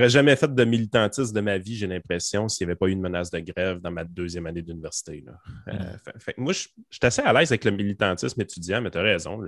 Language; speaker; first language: French; native; French